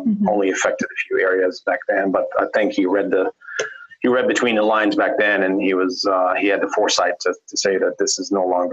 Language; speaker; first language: English; non-native, fluent; Arabic